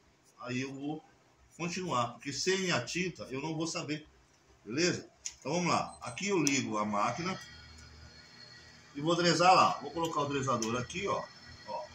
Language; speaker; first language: Portuguese; native; Portuguese